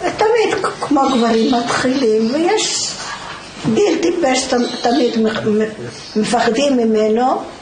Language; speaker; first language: Hebrew; early bilingual, other home language; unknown